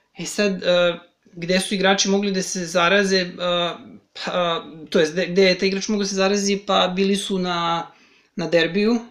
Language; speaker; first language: Serbian; native; Serbian